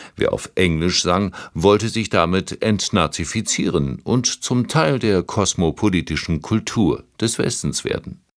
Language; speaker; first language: German; native; German